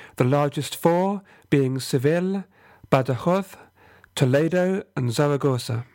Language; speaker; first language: English; native; English